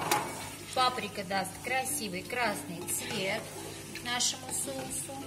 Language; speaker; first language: Russian; non-native, fluent; Armenian